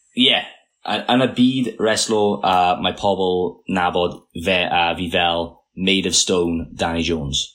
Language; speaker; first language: Welsh; non-native, local second language; English